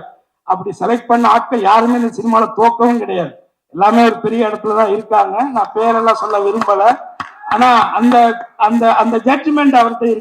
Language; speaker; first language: Tamil; native; Tamil